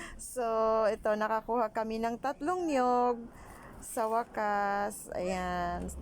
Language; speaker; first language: Filipino; non-native, local second language; Cebuano